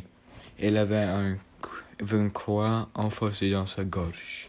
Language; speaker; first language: French; non-native, learner; English